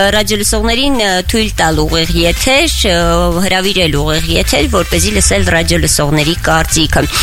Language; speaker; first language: Armenian; native; Armenian